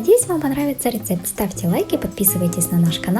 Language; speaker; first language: Russian; native; Russian